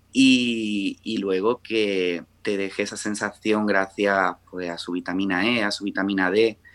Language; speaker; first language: Spanish; native; Spanish